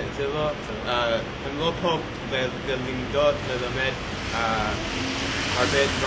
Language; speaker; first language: Hebrew; non-native, learner; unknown